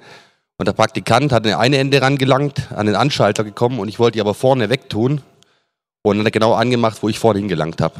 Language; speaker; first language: German; native; German